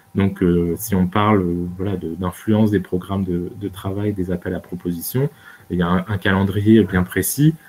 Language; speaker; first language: French; native; French